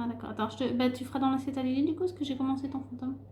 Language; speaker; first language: French; native; French